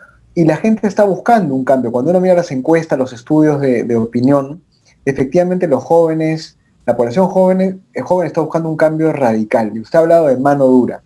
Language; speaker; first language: Spanish; native; Spanish